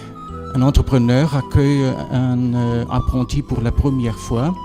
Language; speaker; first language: French; non-native, fluent; German